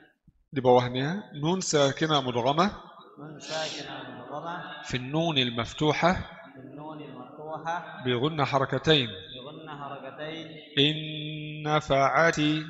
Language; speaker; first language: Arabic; non-native, fluent; Indonesian